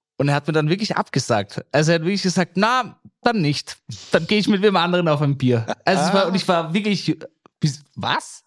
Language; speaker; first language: German; native; German